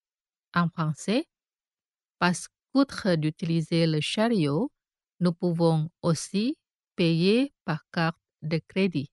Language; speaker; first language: French; non-native, fluent; Indonesian